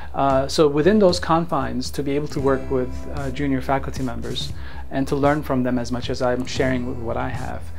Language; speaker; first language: English; non-native, fluent; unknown